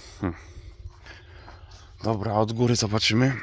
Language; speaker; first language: Polish; native; Polish